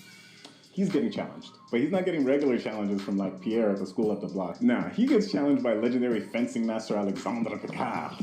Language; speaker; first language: English; native; English